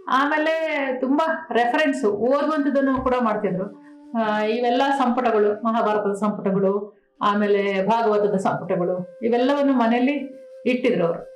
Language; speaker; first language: Kannada; native; Kannada